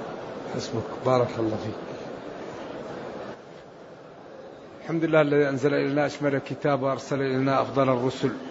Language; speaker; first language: Arabic; native; Arabic